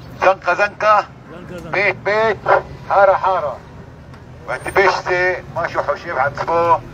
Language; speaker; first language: Hebrew; non-native, local second language; Arabic